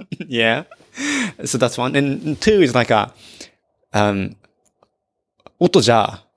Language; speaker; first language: English; non-native, fluent; Japanese